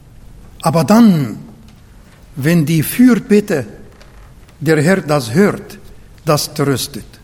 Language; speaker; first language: German; non-native, learner; Arabic